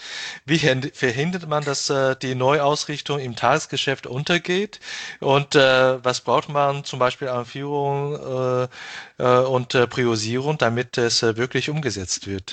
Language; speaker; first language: German; non-native, fluent; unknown